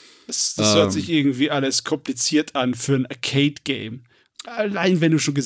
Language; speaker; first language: German; native; German